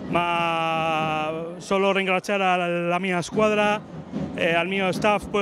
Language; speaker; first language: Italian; non-native, learner; Spanish